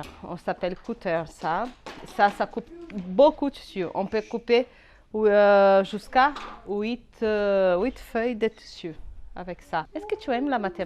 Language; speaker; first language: French; non-native, fluent; Portuguese